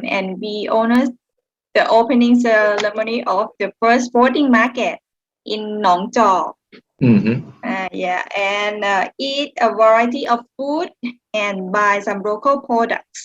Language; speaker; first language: English; non-native, learner; Thai